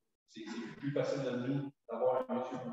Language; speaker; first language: French; native; French